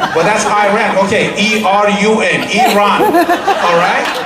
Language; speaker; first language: English; non-native, fluent; Persian